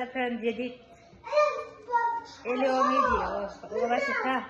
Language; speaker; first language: Arabic; non-native, learner; Bangla